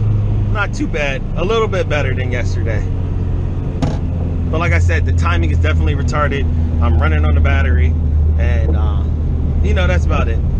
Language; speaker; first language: English; native; English